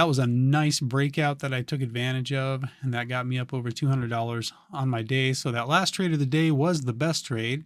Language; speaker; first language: English; native; English